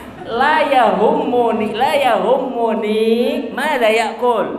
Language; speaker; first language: Arabic; non-native, fluent; Indonesian